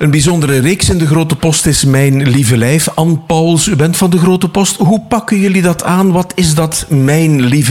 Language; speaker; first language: Dutch; native; Dutch